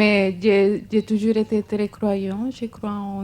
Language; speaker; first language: French; non-native, fluent; Spanish